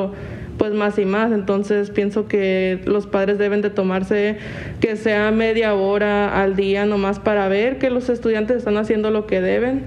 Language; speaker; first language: Spanish; native; Spanish